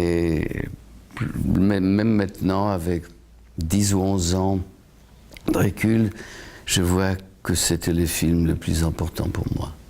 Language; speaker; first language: French; non-native, fluent; Polish